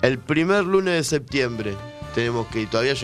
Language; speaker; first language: Spanish; native; Spanish